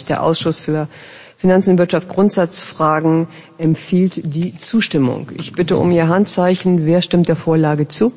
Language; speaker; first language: German; native; German